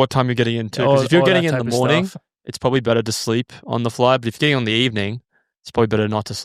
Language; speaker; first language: English; native; English